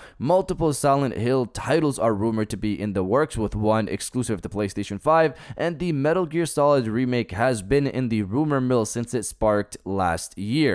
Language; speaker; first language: English; native; English